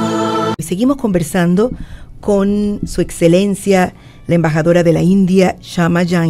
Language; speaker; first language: Spanish; native; Spanish